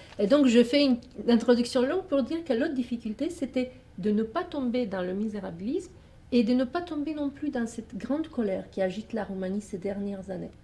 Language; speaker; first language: French; non-native, fluent; Romanian